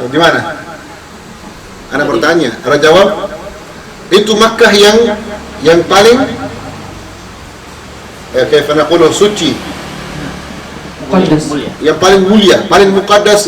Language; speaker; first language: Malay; non-native, learner; Arabic